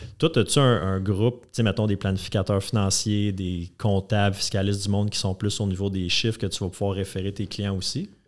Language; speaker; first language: French; native; French